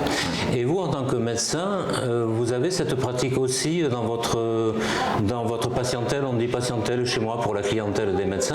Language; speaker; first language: French; native; French